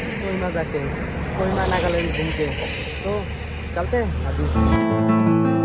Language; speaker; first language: Hindi; non-native, local second language; Assamese